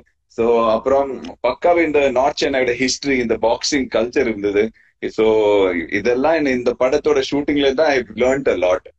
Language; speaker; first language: Tamil; non-native, fluent; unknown